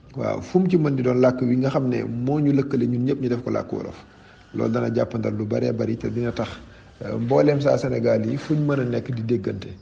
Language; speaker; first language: Wolof; native; Wolof